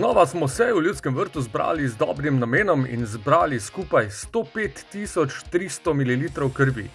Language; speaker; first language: Slovenian; native; Slovenian